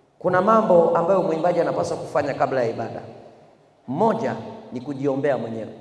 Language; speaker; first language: Swahili; native; Swahili